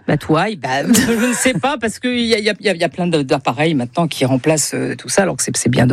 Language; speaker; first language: French; native; French